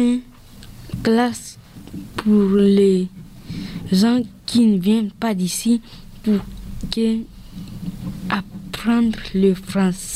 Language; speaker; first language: French; early bilingual, other home language; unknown